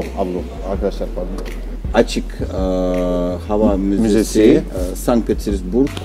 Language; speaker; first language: Turkish; non-native, fluent; Russian